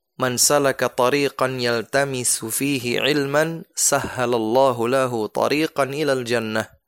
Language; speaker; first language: Arabic; non-native, fluent; Indonesian